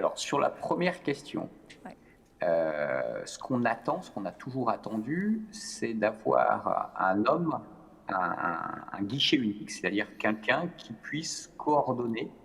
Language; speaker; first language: French; native; French